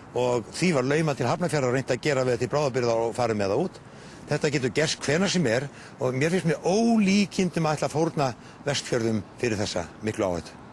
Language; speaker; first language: Icelandic; native; Icelandic